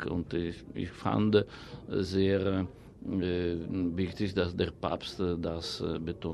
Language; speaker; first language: German; non-native, fluent; Italian